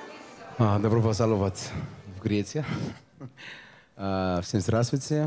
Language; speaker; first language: Russian; non-native, learner; Greek